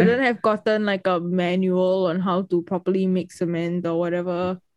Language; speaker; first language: English; native; English